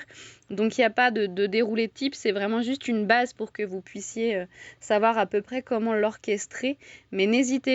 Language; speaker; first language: French; native; French